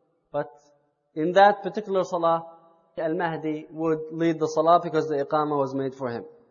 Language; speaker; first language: English; native; English